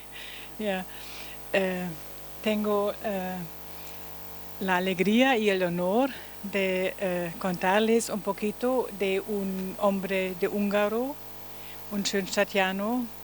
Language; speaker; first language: Spanish; non-native, learner; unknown